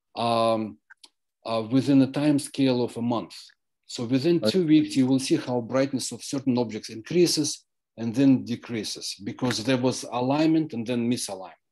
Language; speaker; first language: English; non-native, fluent; Russian